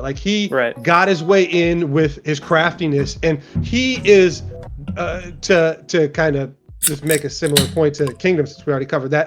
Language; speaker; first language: English; native; English